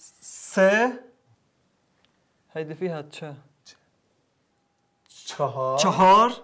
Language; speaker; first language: Persian; non-native, learner; Arabic